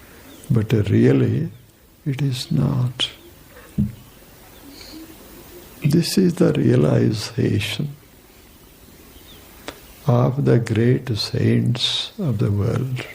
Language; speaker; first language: English; non-native, local second language; Kannada